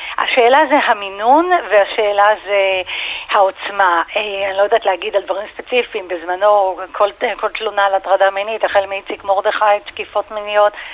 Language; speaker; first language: Hebrew; early bilingual, other home language; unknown